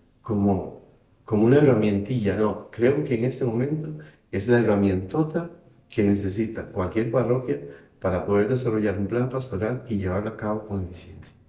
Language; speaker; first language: Spanish; native; Spanish